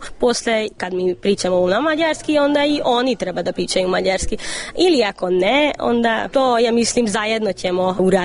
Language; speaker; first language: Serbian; non-native, local second language; Hungarian